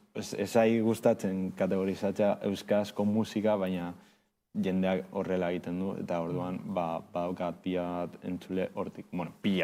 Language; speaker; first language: Basque; non-native, local second language; Spanish